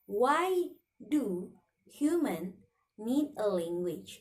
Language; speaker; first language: English; non-native, learner; Indonesian